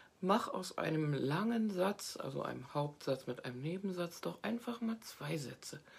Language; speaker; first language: German; native; German